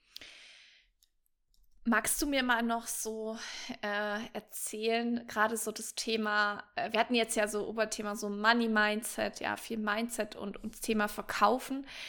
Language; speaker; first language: German; native; German